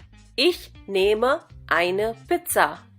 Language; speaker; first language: German; non-native, fluent; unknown